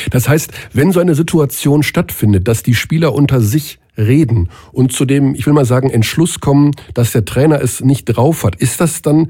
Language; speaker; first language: German; native; German